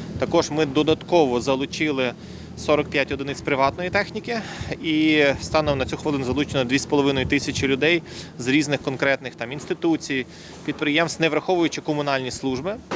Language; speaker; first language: Ukrainian; native; Ukrainian